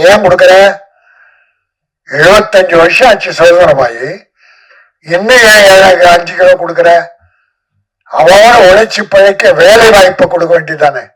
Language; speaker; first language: Tamil; native; Tamil